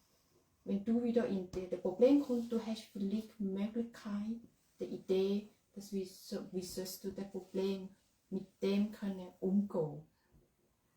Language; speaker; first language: German; non-native, learner; Thai